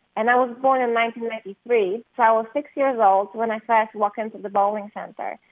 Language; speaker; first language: English; non-native, fluent; Polish